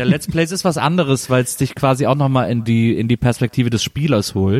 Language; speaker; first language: German; native; German